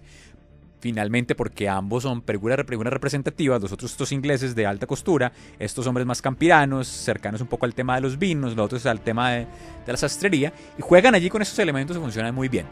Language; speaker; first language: Spanish; native; Spanish